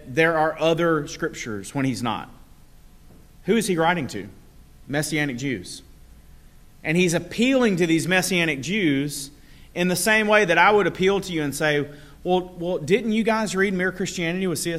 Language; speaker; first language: English; native; English